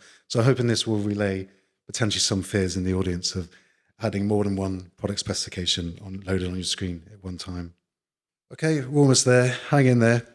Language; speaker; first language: English; native; English